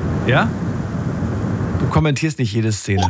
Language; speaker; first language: German; native; German